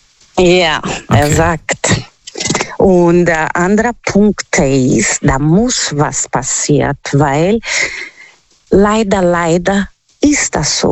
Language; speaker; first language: German; non-native, learner; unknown